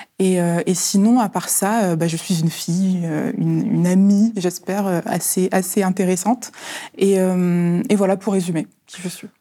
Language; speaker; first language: French; early bilingual, other home language; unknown